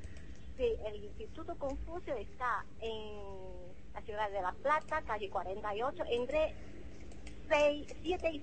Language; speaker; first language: Spanish; non-native, fluent; Chinese